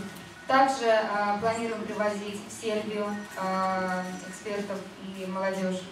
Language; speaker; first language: Russian; native; Russian